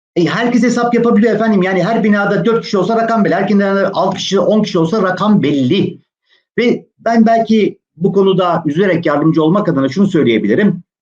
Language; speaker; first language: Turkish; native; Turkish